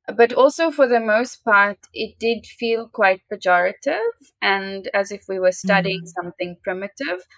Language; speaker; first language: English; native; English